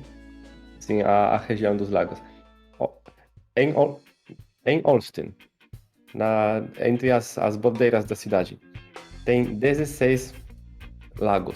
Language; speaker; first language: Portuguese; non-native, fluent; Polish